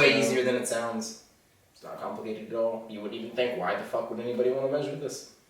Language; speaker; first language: English; native; English